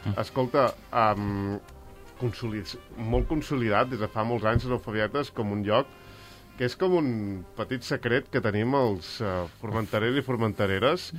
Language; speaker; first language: Catalan; native; Catalan